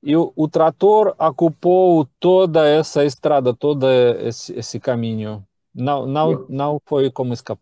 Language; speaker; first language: Portuguese; non-native, learner; Russian